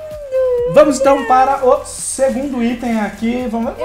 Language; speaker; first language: Portuguese; native; Portuguese